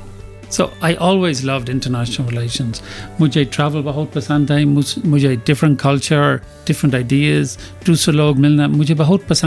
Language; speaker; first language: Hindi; non-native, learner; English